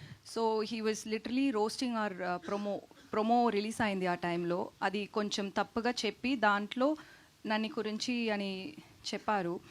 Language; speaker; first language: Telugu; non-native, local second language; Tamil